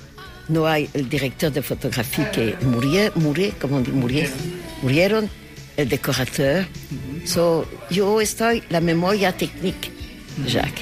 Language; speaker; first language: Spanish; non-native, learner; French